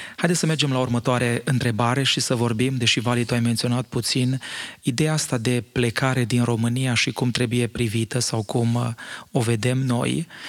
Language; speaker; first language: Romanian; native; Romanian